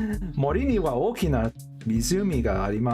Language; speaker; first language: Japanese; non-native, learner; English